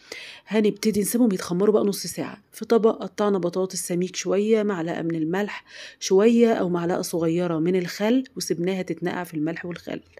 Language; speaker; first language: Arabic; native; Arabic